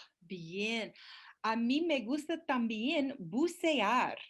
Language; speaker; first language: Spanish; non-native, fluent; English